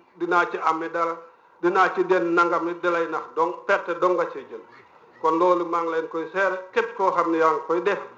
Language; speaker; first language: Wolof; non-native, local second language; Serer